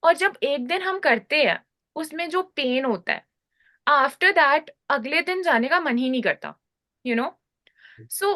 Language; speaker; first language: Hindi; native; Hindi